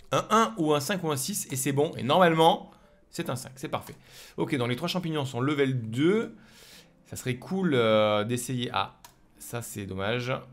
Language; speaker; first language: French; native; French